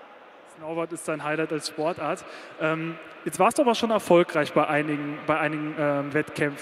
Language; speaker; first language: German; native; German